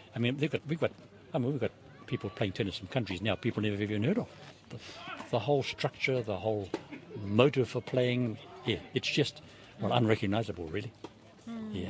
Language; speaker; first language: English; native; English